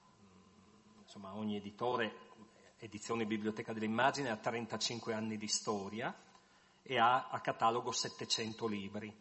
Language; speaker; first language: Italian; native; Italian